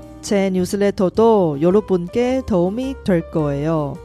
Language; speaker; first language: Korean; non-native, fluent; Chinese